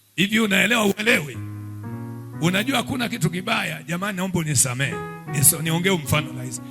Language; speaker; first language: Swahili; native; Swahili